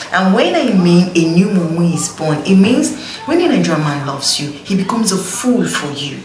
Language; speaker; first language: English; non-native, local second language; Igbo